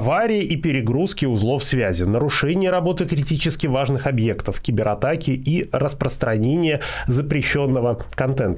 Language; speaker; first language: Russian; native; Russian